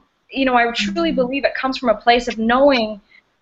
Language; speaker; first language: English; native; English